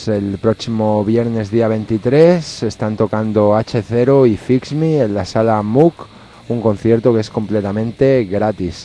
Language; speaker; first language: Spanish; native; Spanish